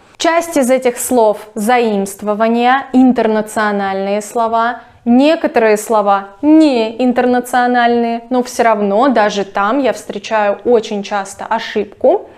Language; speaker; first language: Russian; native; Russian